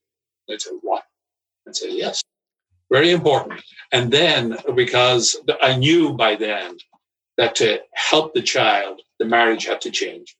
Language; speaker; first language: English; native; English